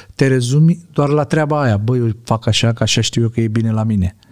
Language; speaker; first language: Romanian; native; Romanian